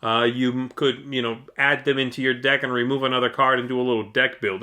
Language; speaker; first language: English; native; English